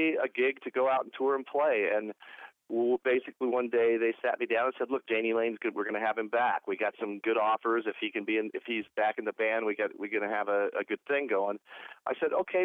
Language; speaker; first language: English; native; English